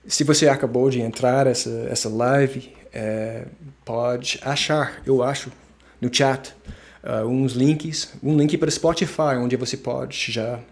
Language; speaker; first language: Portuguese; non-native, fluent; English